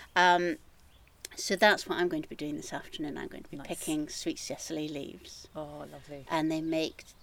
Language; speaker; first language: English; native; English